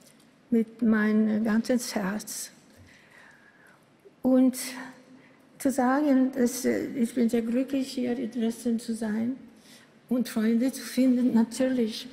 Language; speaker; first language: German; non-native, learner; Greek